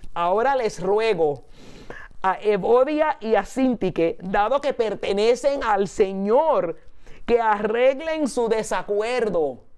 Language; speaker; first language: Spanish; early bilingual, heritage; Spanish